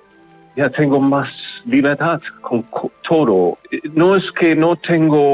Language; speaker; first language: Spanish; non-native, learner; German